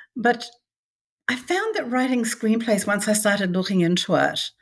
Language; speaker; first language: English; native; English